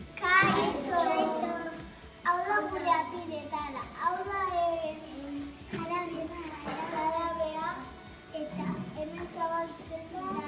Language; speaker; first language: Basque; non-native, local second language; Spanish